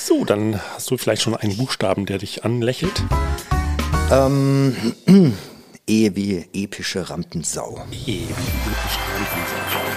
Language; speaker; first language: German; native; German